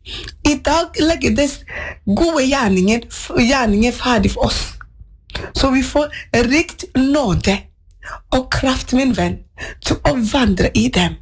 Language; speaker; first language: Norwegian; non-native, fluent; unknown